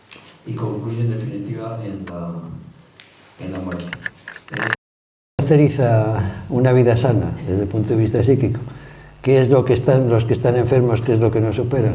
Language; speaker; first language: Spanish; native; Spanish